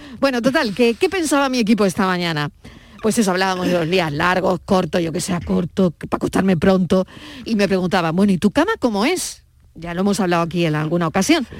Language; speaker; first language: Spanish; native; Spanish